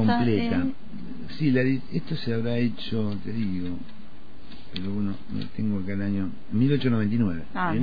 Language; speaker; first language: Spanish; native; Spanish